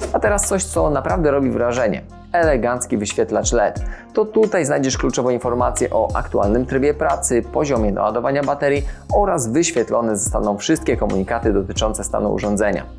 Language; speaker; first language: Polish; native; Polish